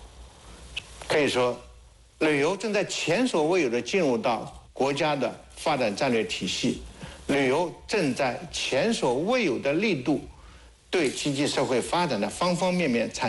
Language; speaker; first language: Chinese; native; Chinese